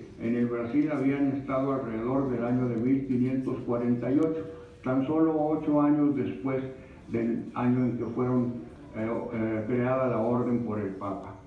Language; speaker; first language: Spanish; native; Spanish